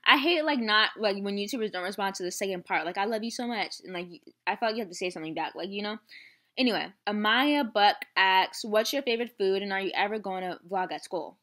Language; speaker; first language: English; native; English